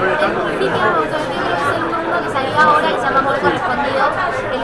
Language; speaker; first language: Spanish; native; Spanish